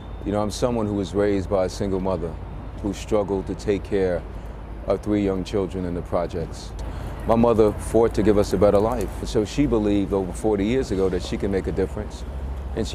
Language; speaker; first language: English; native; English